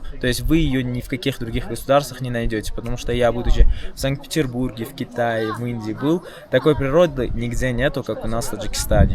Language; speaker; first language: Russian; non-native, local second language; Tajik